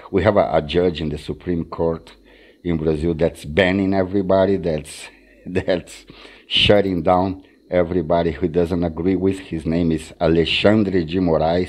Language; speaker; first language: English; non-native, fluent; Portuguese